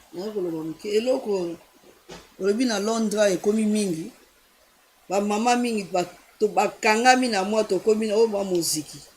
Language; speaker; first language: Lingala; native; Lingala